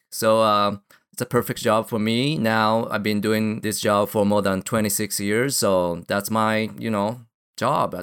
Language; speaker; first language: English; non-native, fluent; Japanese